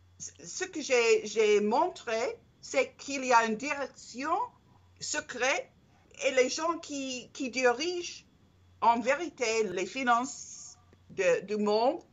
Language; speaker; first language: French; non-native, learner; English